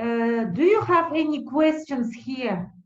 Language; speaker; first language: English; non-native, fluent; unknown